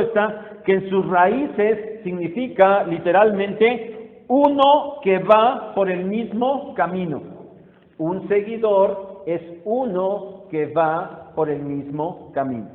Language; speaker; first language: Spanish; native; Spanish